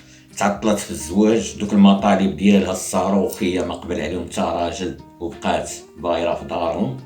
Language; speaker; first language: Arabic; native; Arabic